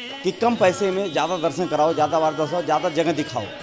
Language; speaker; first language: Hindi; native; Hindi